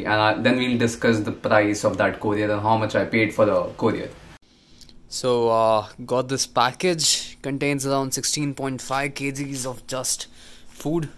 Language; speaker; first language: English; non-native, local second language; Hindi